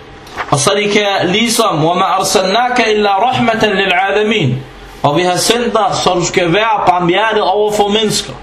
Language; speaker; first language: Danish; non-native, fluent; Arabic